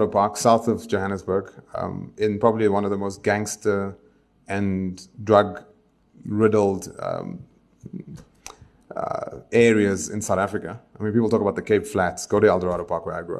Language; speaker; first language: English; native; English